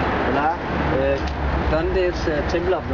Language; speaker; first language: Danish; non-native, learner; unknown